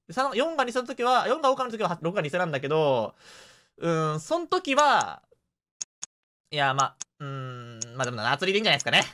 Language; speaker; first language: Japanese; native; Japanese